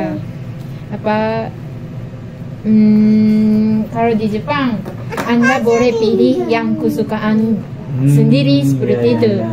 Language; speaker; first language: Indonesian; non-native, learner; Japanese